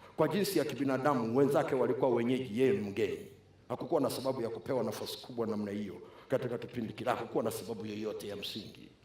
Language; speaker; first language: Swahili; native; Swahili